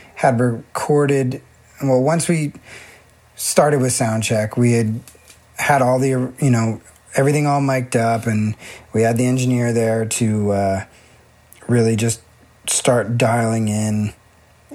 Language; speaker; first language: English; native; English